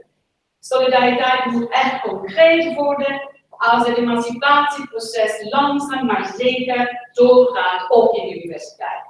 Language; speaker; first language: Dutch; non-native, fluent; English